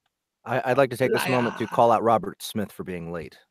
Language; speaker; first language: English; native; English